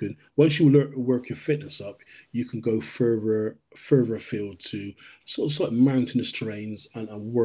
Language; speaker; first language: English; native; English